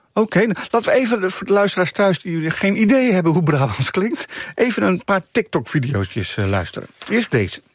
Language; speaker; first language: Dutch; native; Dutch